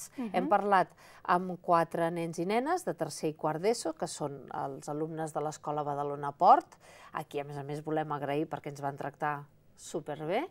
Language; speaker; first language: Catalan; native; Catalan